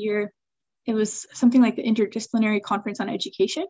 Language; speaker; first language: English; early bilingual, other home language; Swiss German